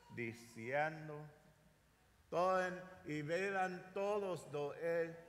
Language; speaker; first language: Spanish; non-native, learner; English